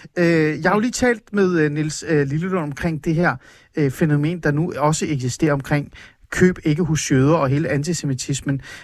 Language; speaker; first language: Danish; early bilingual, other home language; Persian